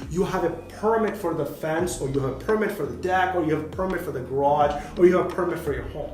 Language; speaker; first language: English; non-native, fluent; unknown